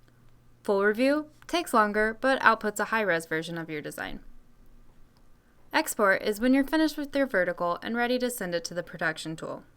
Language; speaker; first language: English; native; English